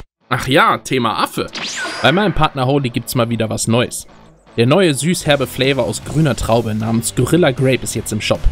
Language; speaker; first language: German; native; German